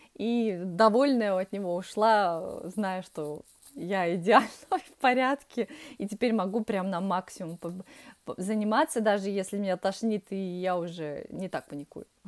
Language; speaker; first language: Russian; early bilingual, heritage; Russian